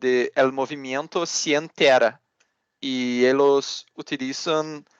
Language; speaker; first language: Spanish; non-native, learner; Portuguese